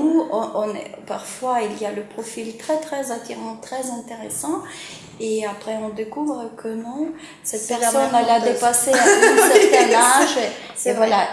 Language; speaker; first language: French; non-native, fluent; Ukrainian